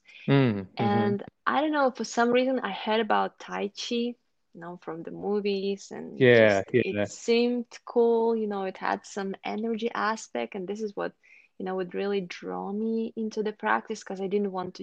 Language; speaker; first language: English; non-native, fluent; Russian